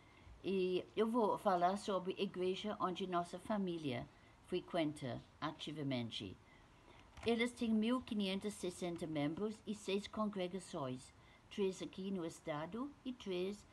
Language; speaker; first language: Portuguese; non-native, fluent; English